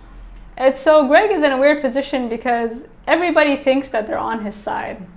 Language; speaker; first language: English; native; English